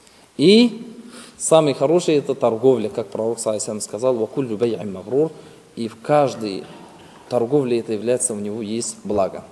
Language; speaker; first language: Russian; non-native, fluent; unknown